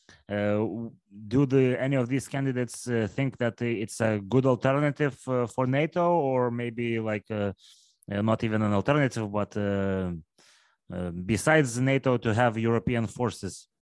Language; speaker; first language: English; non-native, fluent; Lithuanian